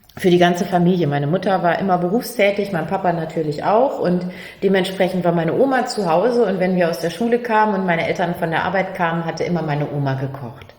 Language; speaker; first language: German; native; German